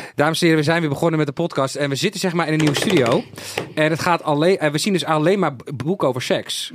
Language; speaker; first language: Dutch; native; Dutch